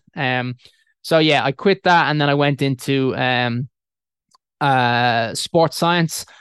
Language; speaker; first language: English; native; English